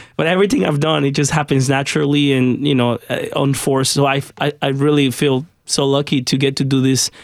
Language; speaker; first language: English; early bilingual, other home language; Spanish